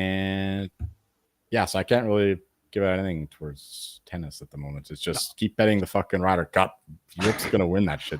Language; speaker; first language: English; native; English